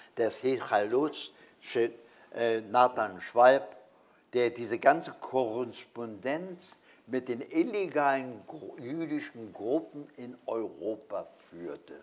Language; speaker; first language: German; native; German